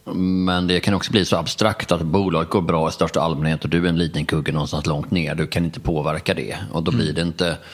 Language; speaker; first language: Swedish; native; Swedish